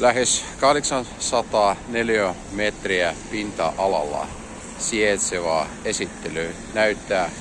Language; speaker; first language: Finnish; non-native, fluent; Russian